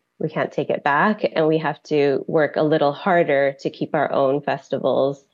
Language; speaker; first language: English; native; English